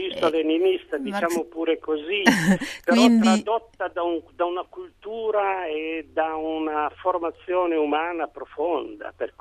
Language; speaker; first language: Italian; native; Italian